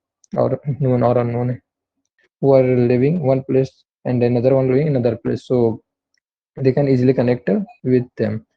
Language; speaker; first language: English; non-native, learner; Hindi